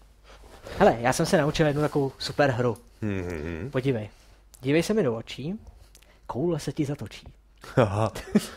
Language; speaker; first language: Czech; native; Czech